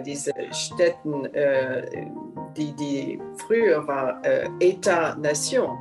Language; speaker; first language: German; non-native, fluent; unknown